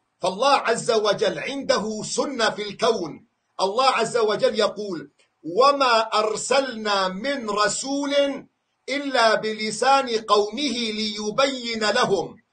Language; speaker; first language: Arabic; non-native, local second language; Kurdish